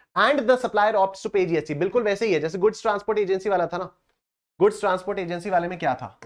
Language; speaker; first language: Hindi; native; Hindi